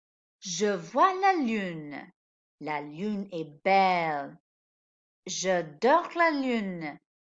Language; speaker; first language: French; non-native, fluent; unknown